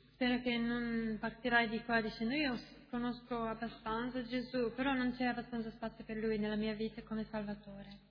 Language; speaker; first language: Italian; non-native, fluent; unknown